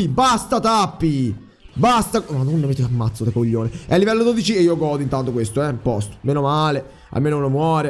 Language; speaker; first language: Italian; native; Italian